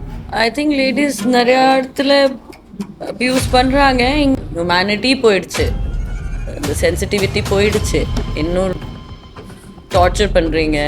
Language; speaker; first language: Tamil; non-native, fluent; Hindi